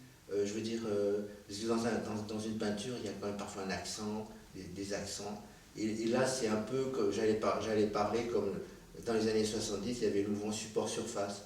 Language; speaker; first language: French; early bilingual, other home language; Korean